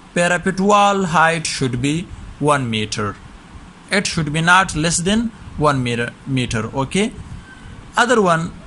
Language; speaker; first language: English; non-native, local second language; Urdu